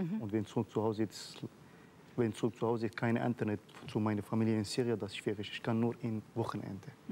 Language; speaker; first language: German; non-native, learner; Arabic